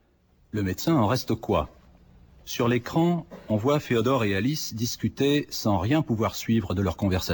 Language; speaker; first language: French; native; French